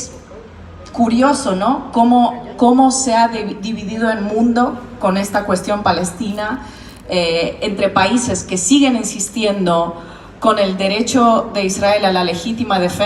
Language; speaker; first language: Spanish; non-native, fluent; Russian